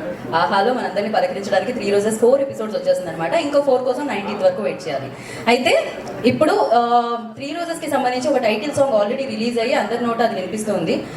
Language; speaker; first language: Telugu; native; Telugu